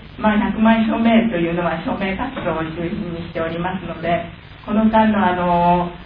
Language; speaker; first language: Japanese; native; Japanese